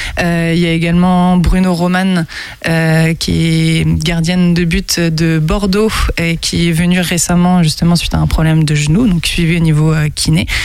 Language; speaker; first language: French; native; French